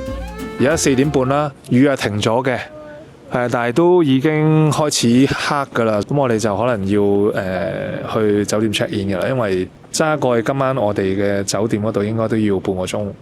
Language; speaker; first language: Cantonese; native; Cantonese